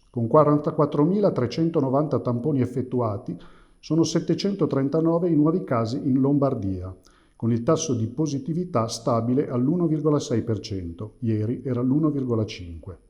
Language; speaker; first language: Italian; native; Italian